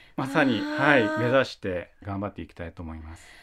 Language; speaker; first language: Japanese; native; Japanese